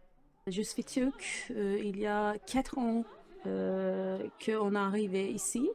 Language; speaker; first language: French; non-native, learner; Turkish